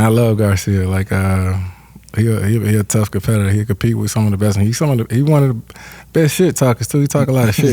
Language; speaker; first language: English; native; English